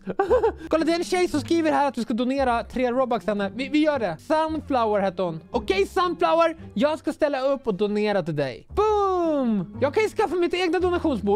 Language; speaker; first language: Swedish; native; Swedish